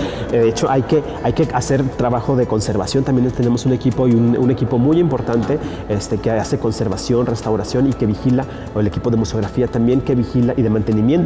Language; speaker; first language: Spanish; native; Spanish